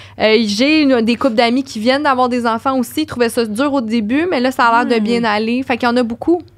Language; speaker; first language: French; native; French